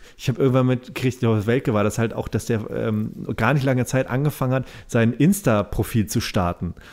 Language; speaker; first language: German; native; German